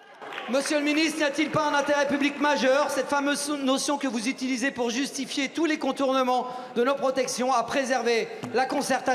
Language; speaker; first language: French; native; French